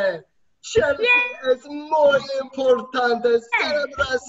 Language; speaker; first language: Spanish; non-native, learner; English